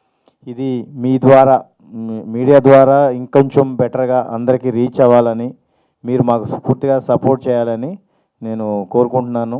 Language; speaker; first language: Telugu; native; Telugu